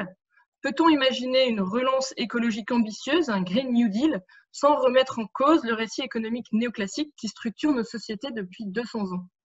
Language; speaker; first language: French; native; French